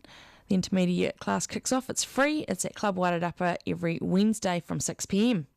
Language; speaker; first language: English; native; English